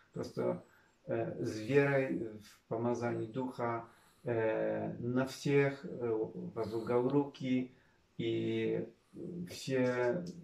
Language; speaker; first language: Russian; non-native, learner; Polish